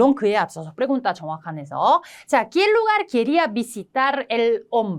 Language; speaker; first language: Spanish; non-native, fluent; Korean